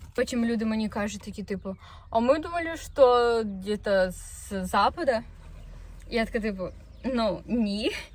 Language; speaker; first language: Ukrainian; non-native, local second language; Russian